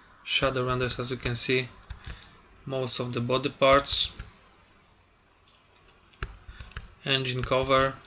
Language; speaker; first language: English; non-native, fluent; Polish